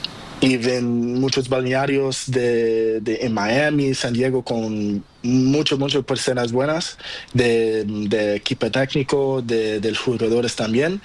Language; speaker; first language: Spanish; non-native, learner; Portuguese